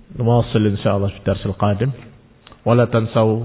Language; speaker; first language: Arabic; non-native, fluent; Indonesian